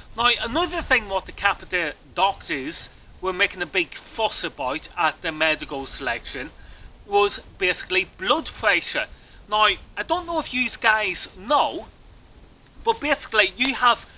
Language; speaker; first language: English; native; English